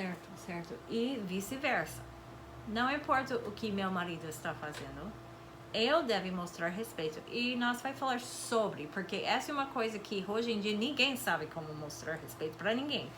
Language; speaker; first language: Portuguese; non-native, fluent; English